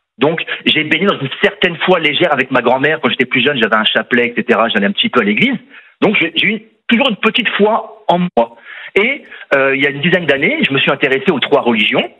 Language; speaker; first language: French; native; French